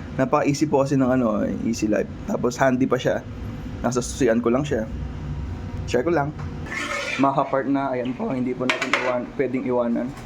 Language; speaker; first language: Filipino; native; Filipino